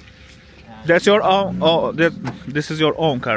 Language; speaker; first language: English; non-native, learner; Turkish